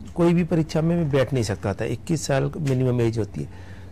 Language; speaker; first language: Hindi; native; Hindi